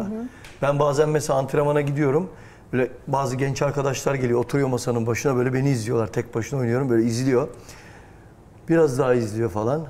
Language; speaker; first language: Turkish; native; Turkish